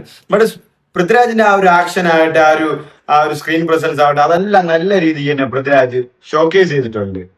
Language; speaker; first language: Malayalam; native; Malayalam